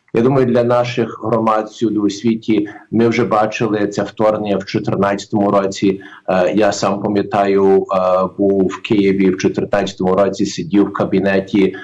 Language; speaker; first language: Ukrainian; early bilingual, heritage; Ukrainian